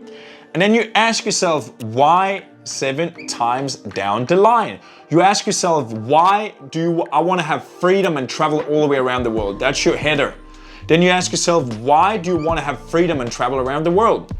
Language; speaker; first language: English; non-native, fluent; Danish